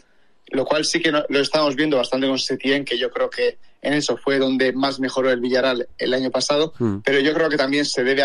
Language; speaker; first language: Spanish; native; Spanish